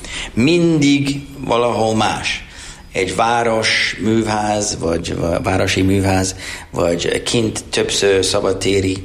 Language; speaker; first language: Hungarian; non-native, learner; English